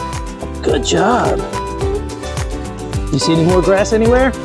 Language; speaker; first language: English; native; English